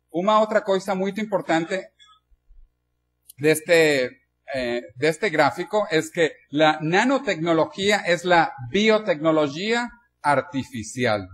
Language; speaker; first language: Spanish; non-native, learner; Portuguese